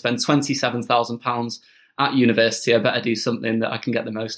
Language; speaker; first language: English; native; English